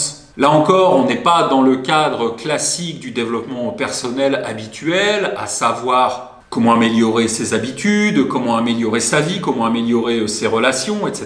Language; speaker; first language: French; native; French